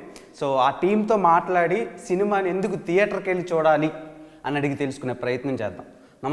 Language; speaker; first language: Telugu; native; Telugu